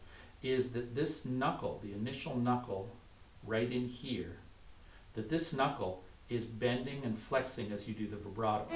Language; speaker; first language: English; native; English